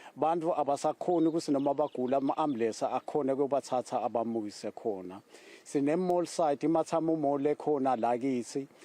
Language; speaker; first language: Zulu; non-native, local second language; Swati